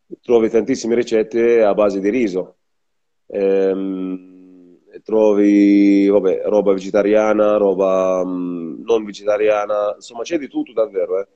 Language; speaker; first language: Italian; non-native, fluent; Arabic